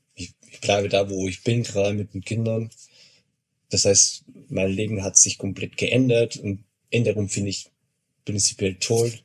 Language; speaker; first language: German; non-native, fluent; Spanish